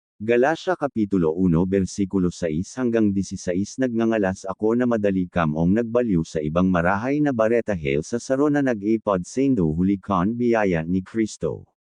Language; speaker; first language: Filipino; non-native, local second language; Bikol